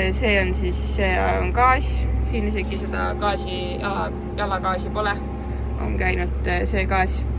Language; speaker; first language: Estonian; native; Estonian